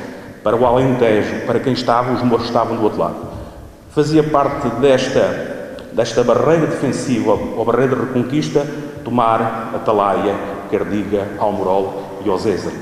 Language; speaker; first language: Portuguese; native; Portuguese